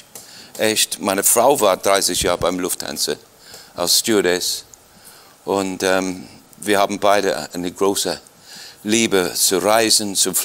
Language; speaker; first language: German; non-native, fluent; English